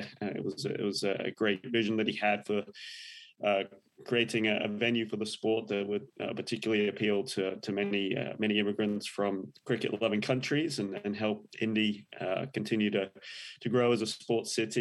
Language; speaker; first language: English; native; English